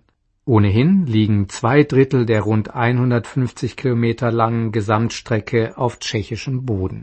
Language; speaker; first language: German; native; German